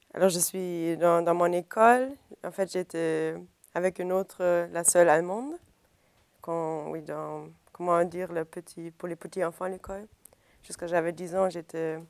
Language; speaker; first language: French; non-native, fluent; German